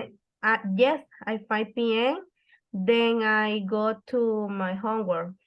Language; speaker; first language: English; non-native, learner; Spanish